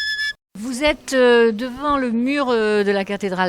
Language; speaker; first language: French; native; French